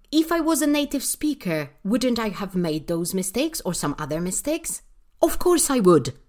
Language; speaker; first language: English; non-native, fluent; Polish